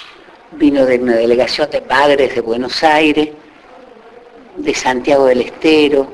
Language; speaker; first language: Spanish; native; Spanish